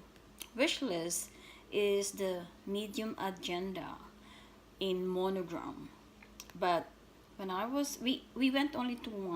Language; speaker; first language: English; non-native, fluent; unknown